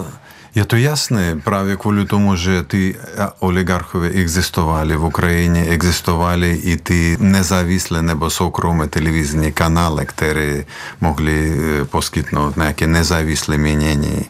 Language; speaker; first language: Czech; non-native, fluent; Belarusian